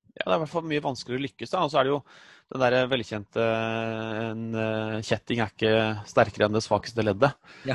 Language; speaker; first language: Norwegian; native; Norwegian